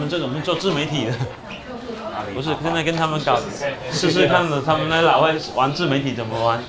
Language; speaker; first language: Chinese; native; Chinese